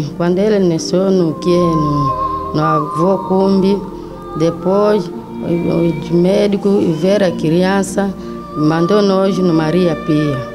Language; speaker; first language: Portuguese; non-native, local second language; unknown